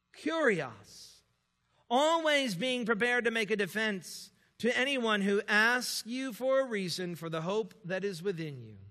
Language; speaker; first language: English; native; English